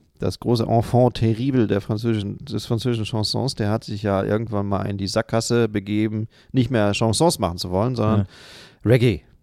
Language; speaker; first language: German; native; German